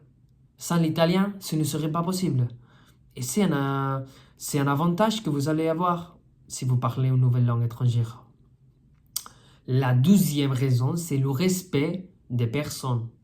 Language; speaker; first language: French; non-native, fluent; Spanish